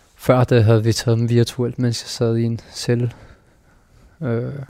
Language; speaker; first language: Danish; early bilingual, other home language; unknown